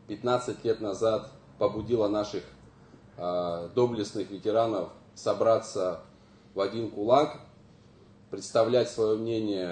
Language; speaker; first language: Russian; native; Russian